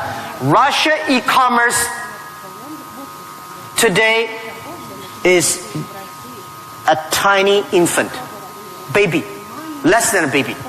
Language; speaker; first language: English; non-native, fluent; Chinese